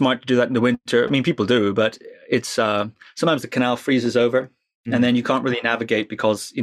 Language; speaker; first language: English; native; English